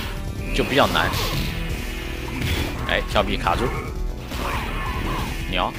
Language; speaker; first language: Chinese; native; Chinese